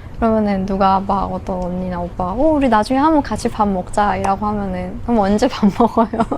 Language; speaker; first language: Korean; non-native, fluent; Persian